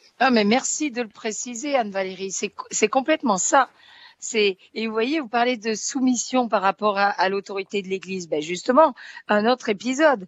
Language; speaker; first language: French; native; French